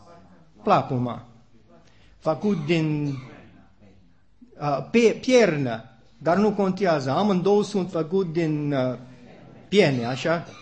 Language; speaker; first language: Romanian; non-native, learner; English